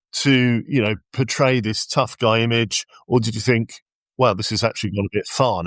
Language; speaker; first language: English; native; English